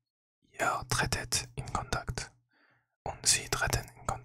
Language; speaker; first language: German; non-native, learner; English